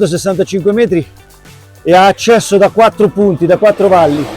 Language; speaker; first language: Italian; native; Italian